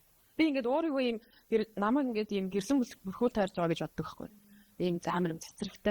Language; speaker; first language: Mongolian; native; Mongolian